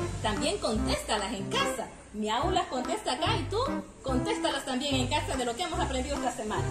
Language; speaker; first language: Spanish; native; Spanish